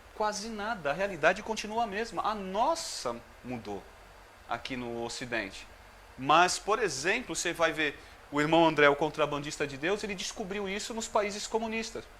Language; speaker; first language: Portuguese; native; Portuguese